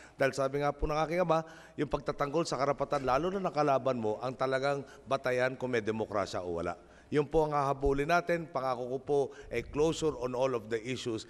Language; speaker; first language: Filipino; native; Filipino